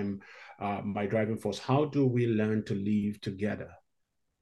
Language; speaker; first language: English; non-native, local second language; Hausa